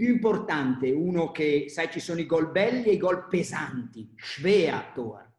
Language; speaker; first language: Italian; native; Italian